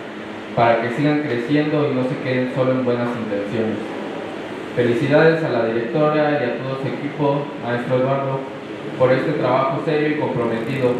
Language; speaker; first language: Spanish; native; Spanish